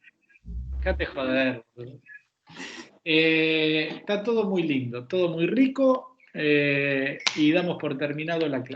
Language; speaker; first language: Spanish; native; Spanish